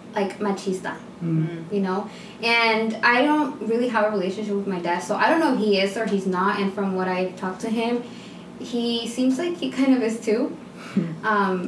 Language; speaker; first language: English; native; English